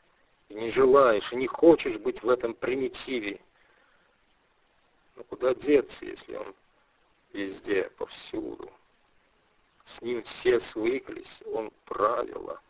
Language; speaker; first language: Russian; native; Russian